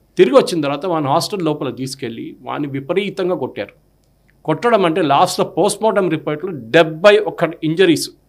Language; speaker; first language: Telugu; non-native, local second language; Malayalam